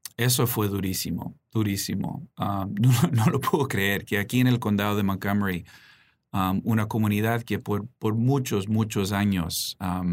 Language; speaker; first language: Spanish; early bilingual, heritage; Spanish